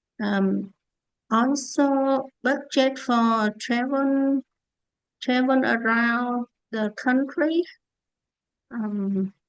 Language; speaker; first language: English; non-native, learner; Vietnamese